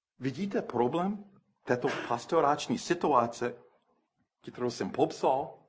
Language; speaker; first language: Czech; non-native, fluent; English